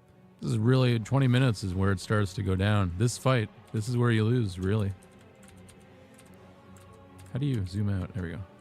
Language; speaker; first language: English; native; English